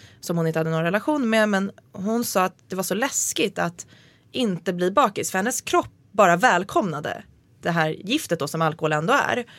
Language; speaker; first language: Swedish; native; Swedish